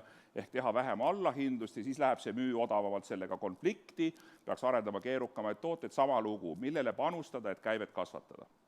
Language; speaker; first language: Estonian; native; Estonian